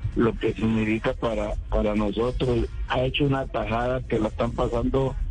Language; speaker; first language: Spanish; native; Spanish